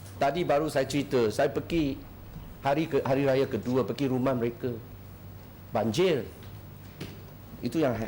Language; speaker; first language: Malay; non-native, local second language; Chinese